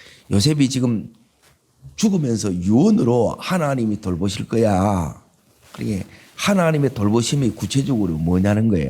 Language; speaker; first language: Korean; native; Korean